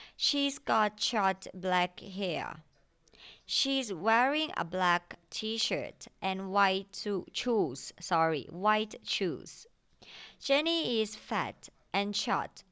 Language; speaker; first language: English; non-native, fluent; Thai